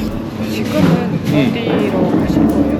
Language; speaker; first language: Korean; non-native, fluent; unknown